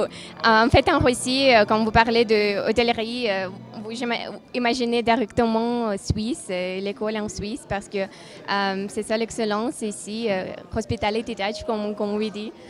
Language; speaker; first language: French; non-native, fluent; Russian